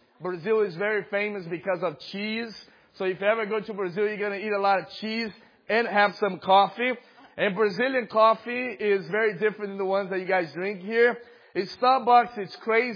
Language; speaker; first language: English; non-native, fluent; Portuguese